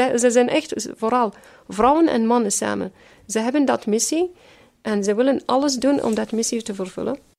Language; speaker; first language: Dutch; non-native, fluent; Syriac